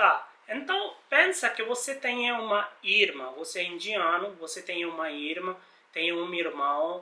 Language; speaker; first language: Portuguese; non-native, learner; Hindi